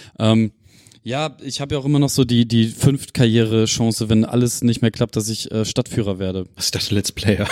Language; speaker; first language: German; native; German